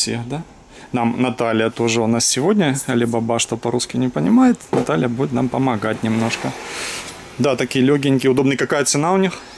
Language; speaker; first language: Russian; native; Russian